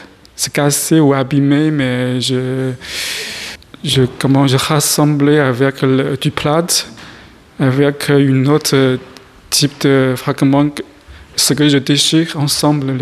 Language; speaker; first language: French; non-native, fluent; Chinese